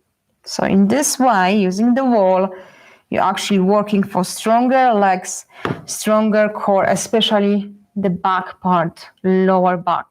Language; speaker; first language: English; non-native, fluent; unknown